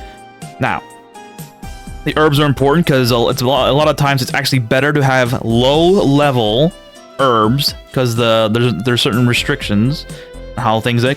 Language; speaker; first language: English; native; English